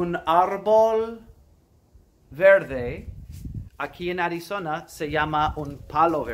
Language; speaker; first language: Spanish; non-native, fluent; English